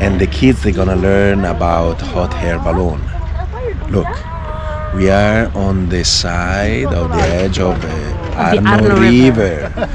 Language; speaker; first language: English; non-native, fluent; Italian